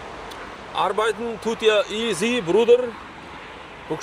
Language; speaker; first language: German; non-native, learner; Uzbek